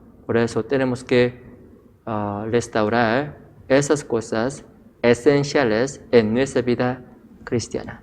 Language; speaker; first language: Spanish; non-native, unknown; Korean